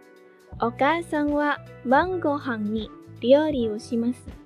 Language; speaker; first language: Japanese; non-native, fluent; Indonesian